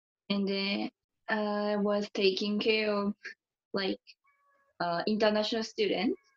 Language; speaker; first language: English; non-native, learner; Japanese